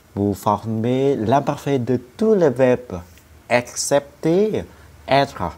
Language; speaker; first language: French; non-native, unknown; Vietnamese